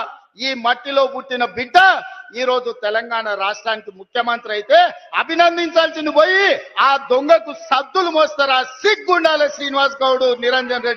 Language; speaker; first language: Telugu; native; Telugu